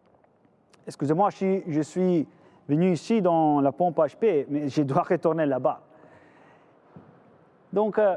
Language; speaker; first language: French; non-native, fluent; Italian